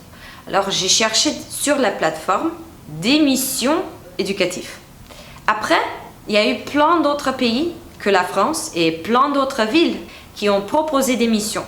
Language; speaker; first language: French; non-native, fluent; Romanian